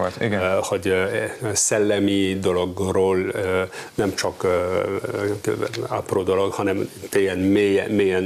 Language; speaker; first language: Hungarian; non-native, learner; French